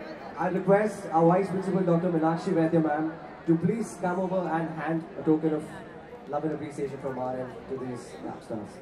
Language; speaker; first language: English; non-native, local second language; Hindi